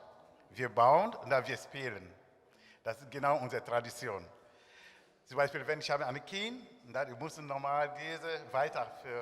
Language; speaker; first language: German; non-native, learner; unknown